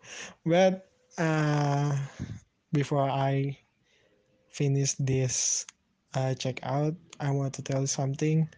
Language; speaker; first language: English; non-native, learner; Indonesian